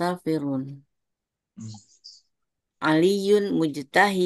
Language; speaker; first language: Arabic; non-native, learner; Indonesian